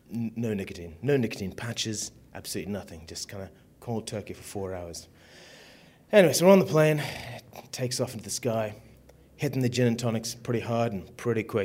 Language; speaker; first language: English; native; English